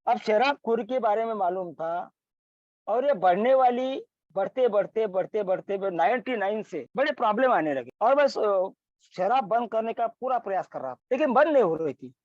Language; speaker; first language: Hindi; non-native, local second language; Marathi